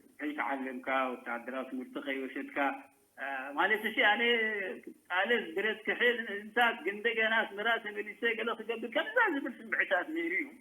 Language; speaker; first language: Tigrinya; native; Tigrinya